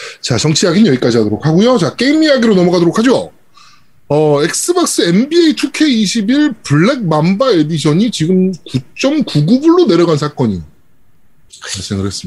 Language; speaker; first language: Korean; native; Korean